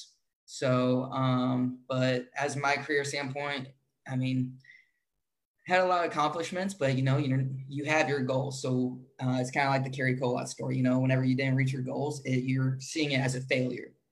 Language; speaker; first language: English; native; English